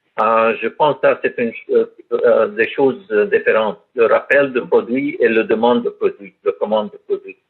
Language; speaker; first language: French; non-native, learner; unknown